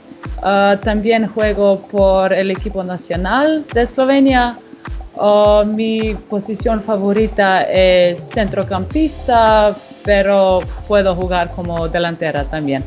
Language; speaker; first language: Spanish; non-native, learner; Slovenian